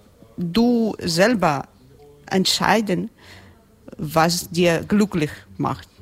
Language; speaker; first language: German; non-native, learner; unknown